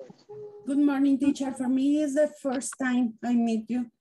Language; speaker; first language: English; non-native, learner; Spanish